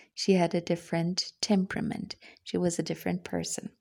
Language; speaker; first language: English; non-native, fluent; German